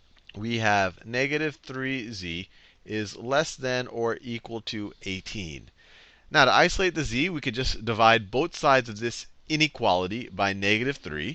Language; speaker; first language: English; native; English